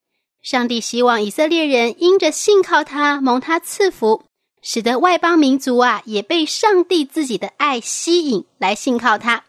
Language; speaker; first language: Chinese; native; Chinese